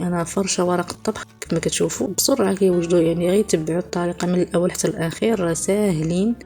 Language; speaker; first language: Arabic; native; Arabic